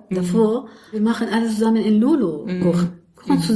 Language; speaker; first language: German; non-native, learner; Arabic